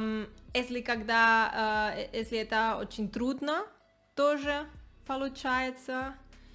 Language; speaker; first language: Russian; non-native, learner; Spanish